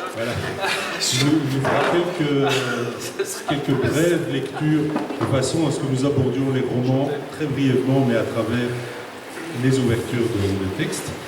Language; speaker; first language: French; native; French